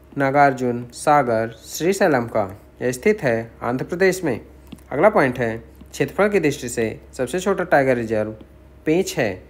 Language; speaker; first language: Hindi; native; Hindi